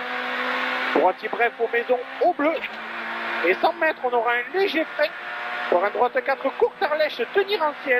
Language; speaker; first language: French; native; French